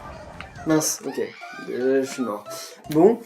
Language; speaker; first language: French; native; French